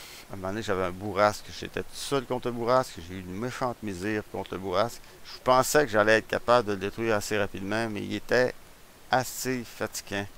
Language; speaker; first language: French; native; French